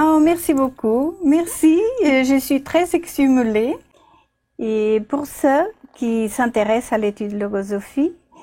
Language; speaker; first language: French; non-native, fluent; Portuguese